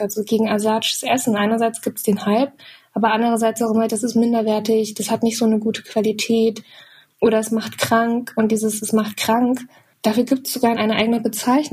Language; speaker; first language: German; native; German